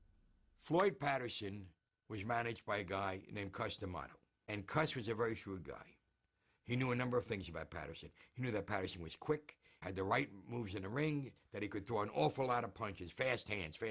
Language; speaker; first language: English; native; English